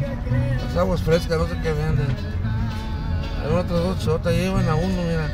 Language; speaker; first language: Spanish; native; Spanish